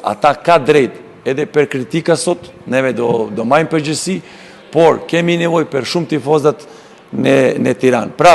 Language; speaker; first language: Albanian; non-native, learner; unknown